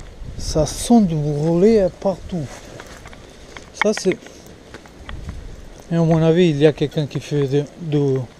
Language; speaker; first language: French; non-native, fluent; Portuguese